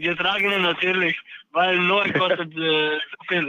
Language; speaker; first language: German; non-native, learner; Serbian